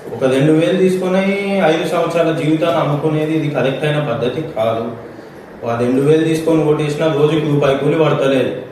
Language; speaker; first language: Telugu; native; Telugu